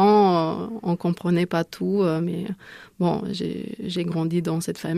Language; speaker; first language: French; non-native, fluent; Lithuanian